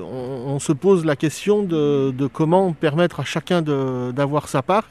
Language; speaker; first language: French; native; French